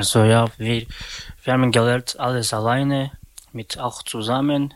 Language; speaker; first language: German; non-native, learner; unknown